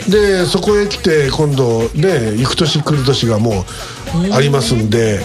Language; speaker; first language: Japanese; native; Japanese